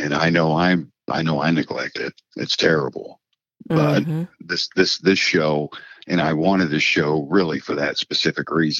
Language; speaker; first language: English; native; English